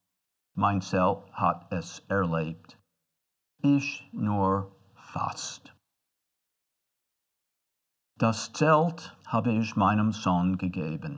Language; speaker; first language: German; non-native, fluent; English